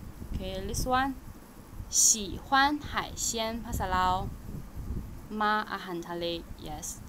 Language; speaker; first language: English; non-native, learner; Chinese